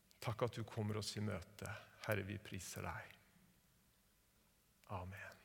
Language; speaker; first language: Norwegian; native; Norwegian